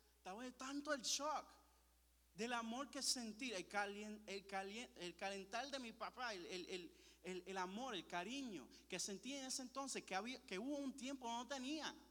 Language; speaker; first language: Spanish; early bilingual, heritage; Spanish